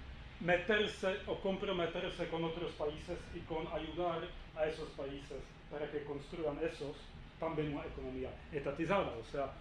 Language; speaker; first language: Spanish; non-native, fluent; Czech